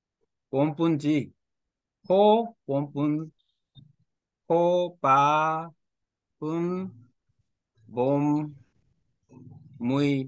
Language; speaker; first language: Vietnamese; non-native, learner; Korean